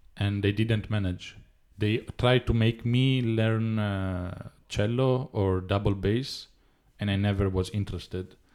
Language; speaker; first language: English; non-native, fluent; Italian